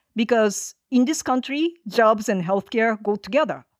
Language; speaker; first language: English; non-native, fluent; Japanese